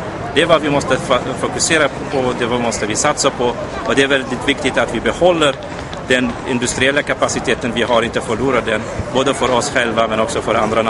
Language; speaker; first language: Swedish; non-native, fluent; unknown